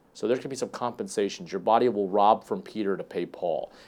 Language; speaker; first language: English; native; English